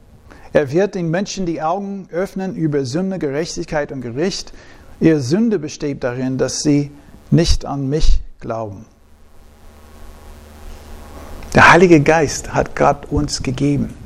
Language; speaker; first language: German; non-native, fluent; English